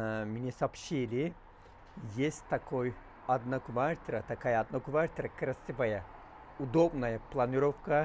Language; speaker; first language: Russian; non-native, learner; Turkish